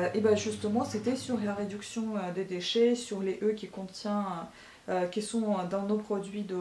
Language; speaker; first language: French; non-native, fluent; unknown